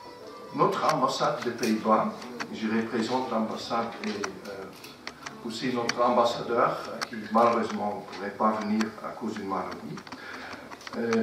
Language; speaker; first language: French; non-native, fluent; Dutch